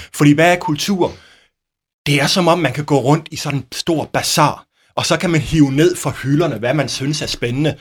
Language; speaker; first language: Danish; native; Danish